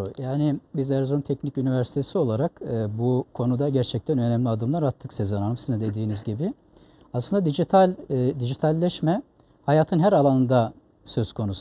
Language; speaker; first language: Turkish; native; Turkish